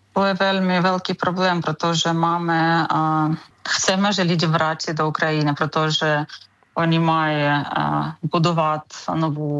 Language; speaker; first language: Czech; non-native, learner; Ukrainian